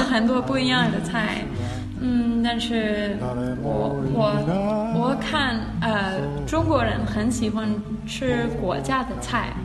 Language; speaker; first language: Chinese; non-native, learner; Danish